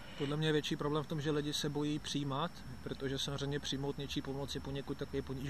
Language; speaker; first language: Czech; native; Czech